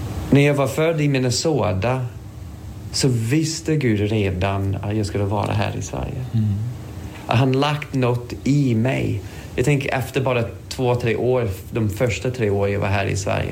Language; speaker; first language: Swedish; non-native, fluent; English